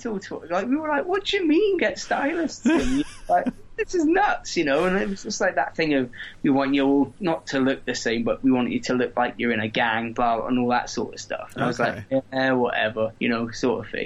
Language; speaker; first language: English; native; English